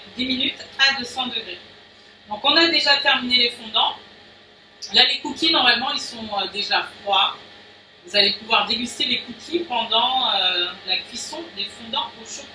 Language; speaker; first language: French; native; French